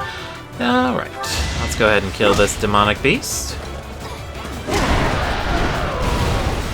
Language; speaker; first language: English; native; English